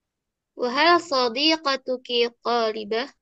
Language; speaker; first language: Arabic; non-native, learner; Indonesian